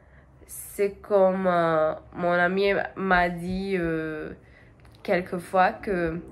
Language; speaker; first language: French; non-native, learner; Portuguese